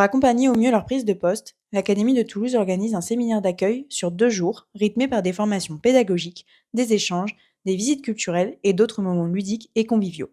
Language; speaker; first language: French; native; French